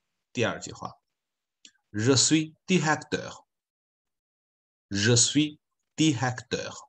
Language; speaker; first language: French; non-native, fluent; Chinese